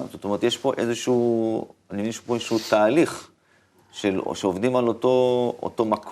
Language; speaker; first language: Hebrew; native; Hebrew